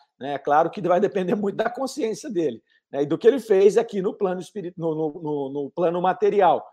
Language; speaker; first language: Portuguese; native; Portuguese